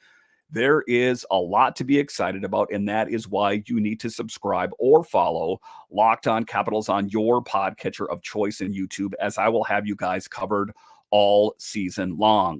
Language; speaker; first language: English; native; English